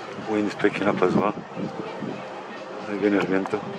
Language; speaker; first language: English; early bilingual, other home language; Spanish